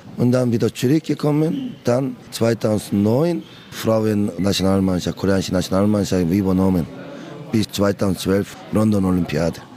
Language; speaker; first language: German; non-native, learner; Korean